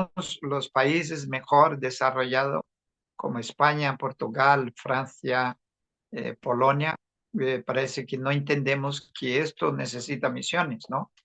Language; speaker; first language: Spanish; non-native, fluent; Portuguese